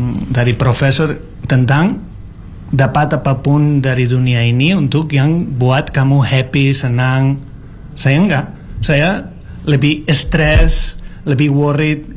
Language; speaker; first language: Indonesian; non-native, fluent; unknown